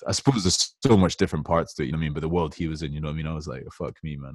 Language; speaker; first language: English; native; English